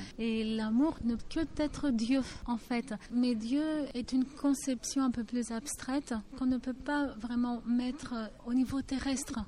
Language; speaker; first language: French; non-native, fluent; Greek